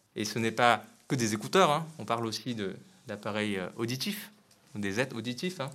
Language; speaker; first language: French; non-native, fluent; Vietnamese